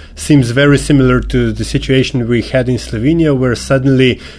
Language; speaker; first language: English; non-native, fluent; Slovenian